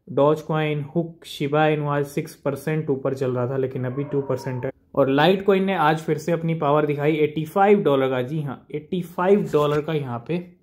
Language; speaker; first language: Hindi; native; Hindi